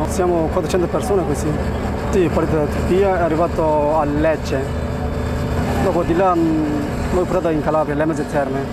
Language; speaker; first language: Italian; non-native, learner; Kurdish